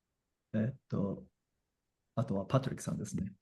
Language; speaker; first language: Japanese; non-native, fluent; English